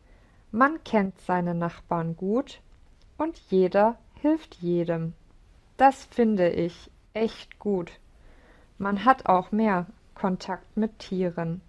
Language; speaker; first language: German; non-native, learner; English